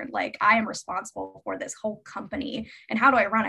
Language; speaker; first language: English; native; English